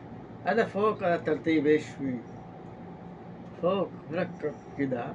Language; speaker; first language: Arabic; non-native, learner; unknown